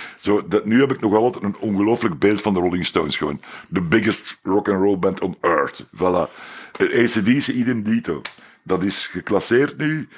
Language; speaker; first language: Dutch; native; Dutch